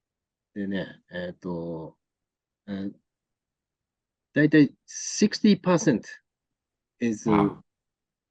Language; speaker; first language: English; non-native, learner; Japanese